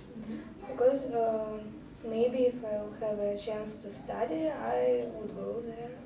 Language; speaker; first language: English; non-native, learner; Russian